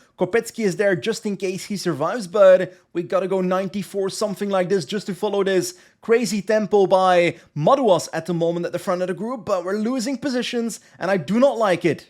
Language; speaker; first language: English; non-native, fluent; Dutch